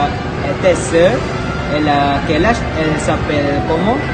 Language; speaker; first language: French; non-native, learner; Malay